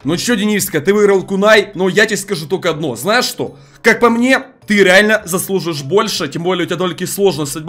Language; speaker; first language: Russian; native; Russian